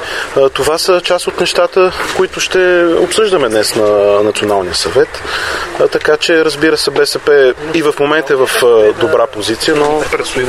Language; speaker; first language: Bulgarian; native; Bulgarian